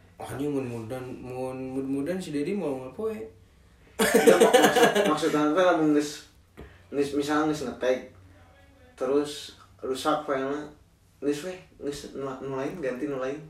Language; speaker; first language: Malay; non-native, local second language; Sundanese